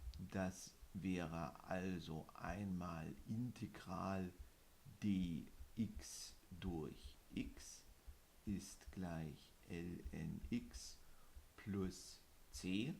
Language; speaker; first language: German; native; German